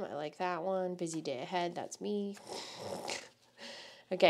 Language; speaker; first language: English; native; English